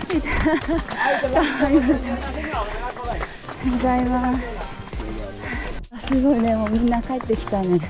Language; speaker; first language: Japanese; native; Japanese